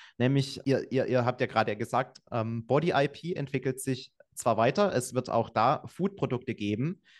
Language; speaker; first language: German; native; German